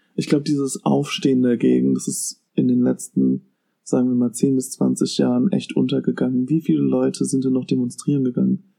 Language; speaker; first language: German; native; German